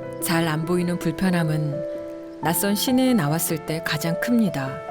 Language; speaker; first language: Korean; native; Korean